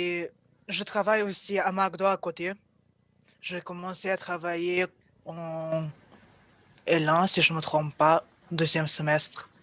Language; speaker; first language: French; non-native, fluent; Russian